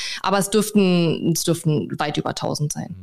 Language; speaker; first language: German; native; German